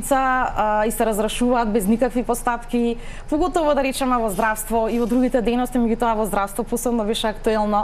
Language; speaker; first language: Macedonian; native; Macedonian